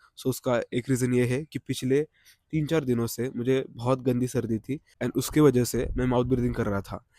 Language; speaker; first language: Hindi; non-native, local second language; Marathi